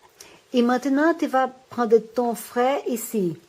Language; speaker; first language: French; non-native, learner; Portuguese